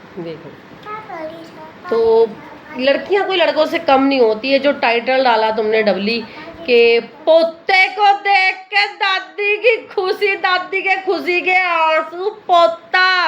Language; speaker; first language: Hindi; native; Hindi